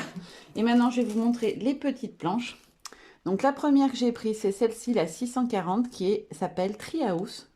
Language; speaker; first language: French; native; French